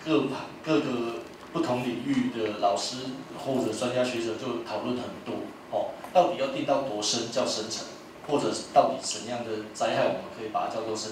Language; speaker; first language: Chinese; native; Chinese